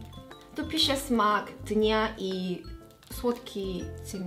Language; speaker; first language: Polish; non-native, learner; Korean